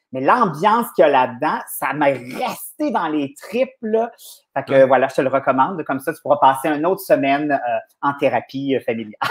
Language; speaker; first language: French; native; French